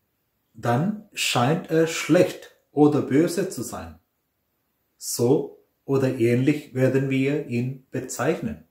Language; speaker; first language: German; non-native, fluent; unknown